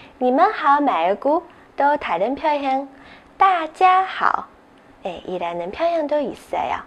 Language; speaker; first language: Korean; non-native, fluent; Chinese